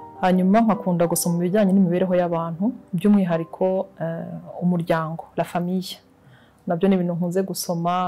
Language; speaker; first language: Kinyarwanda; early bilingual, heritage; Kinyarwanda